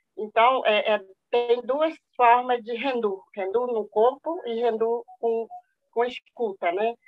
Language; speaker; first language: Portuguese; non-native, local second language; Guarani